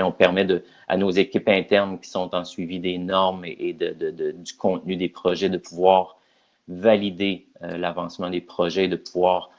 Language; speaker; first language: French; native; French